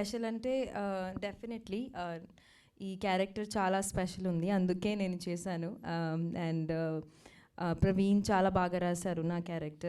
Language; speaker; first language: Telugu; non-native, fluent; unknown